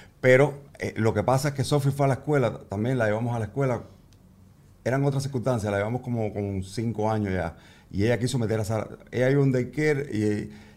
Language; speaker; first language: Spanish; native; Spanish